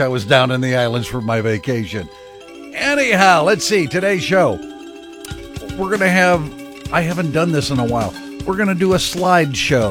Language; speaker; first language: English; native; English